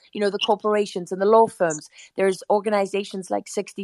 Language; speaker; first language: English; native; English